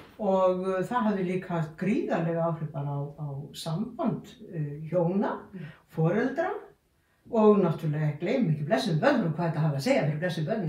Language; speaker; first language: Icelandic; native; Icelandic